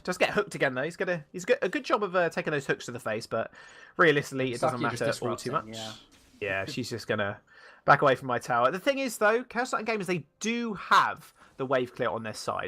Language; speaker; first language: English; native; English